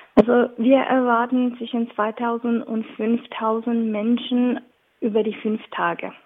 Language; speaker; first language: German; non-native, local second language; French